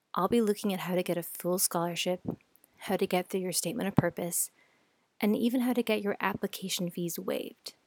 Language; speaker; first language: English; native; English